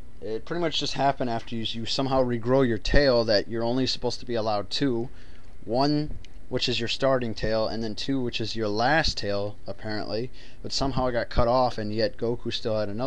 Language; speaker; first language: English; native; English